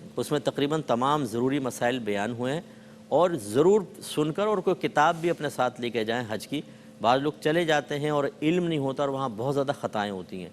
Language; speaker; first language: Urdu; native; Urdu